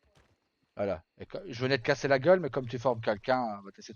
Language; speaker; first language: French; native; French